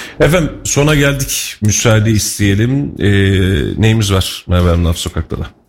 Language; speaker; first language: Turkish; native; Turkish